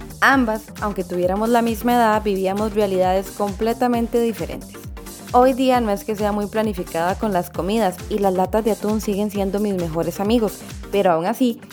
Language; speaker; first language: Spanish; native; Spanish